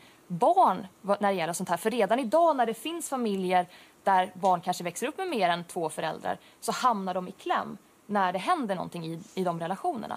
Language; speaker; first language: Swedish; native; Swedish